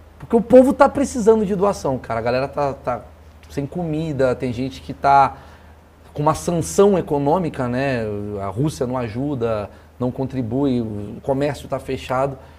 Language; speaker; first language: Portuguese; native; Portuguese